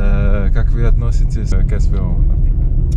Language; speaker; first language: Russian; non-native, fluent; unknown